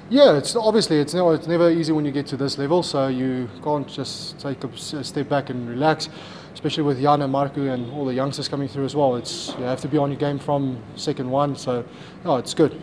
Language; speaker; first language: English; non-native, local second language; Afrikaans